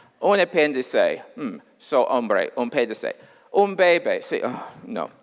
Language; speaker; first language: Spanish; non-native, fluent; English